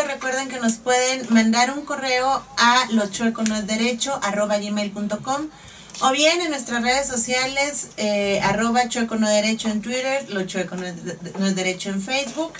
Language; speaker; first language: Spanish; native; Spanish